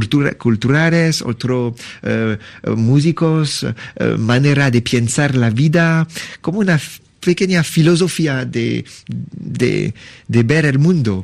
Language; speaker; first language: Spanish; non-native, learner; French